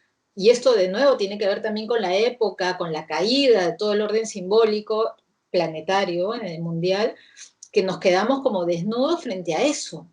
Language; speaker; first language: Spanish; native; Spanish